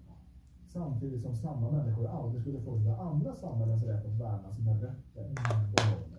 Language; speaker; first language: Swedish; native; Swedish